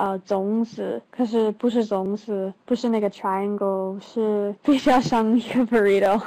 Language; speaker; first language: Chinese; non-native, learner; English